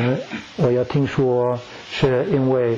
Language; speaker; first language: Chinese; non-native, learner; English